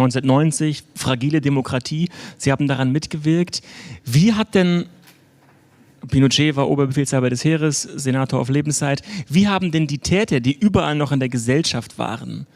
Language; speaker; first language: German; native; German